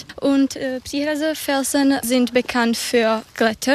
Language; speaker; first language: German; non-native, learner; Czech